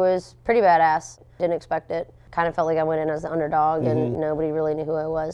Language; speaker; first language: English; native; English